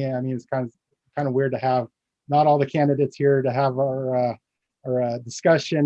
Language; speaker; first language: English; early bilingual, other home language; Filipino